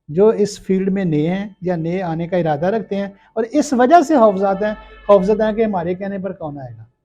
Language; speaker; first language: Urdu; non-native, local second language; Punjabi